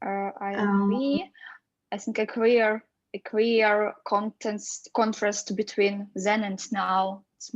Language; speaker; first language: English; non-native, fluent; Russian